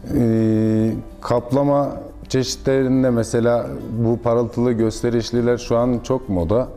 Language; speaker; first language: Turkish; native; Turkish